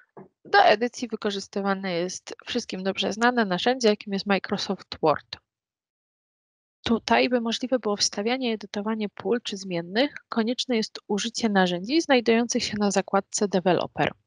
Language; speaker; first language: Polish; native; Polish